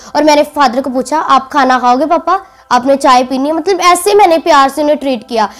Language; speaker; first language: Hindi; native; Hindi